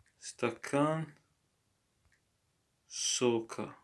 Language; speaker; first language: Russian; non-native, learner; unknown